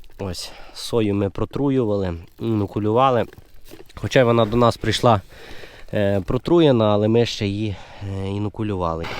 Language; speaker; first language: Ukrainian; native; Ukrainian